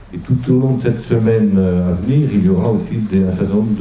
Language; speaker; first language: French; native; French